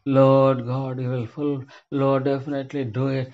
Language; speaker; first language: English; non-native, local second language; Tamil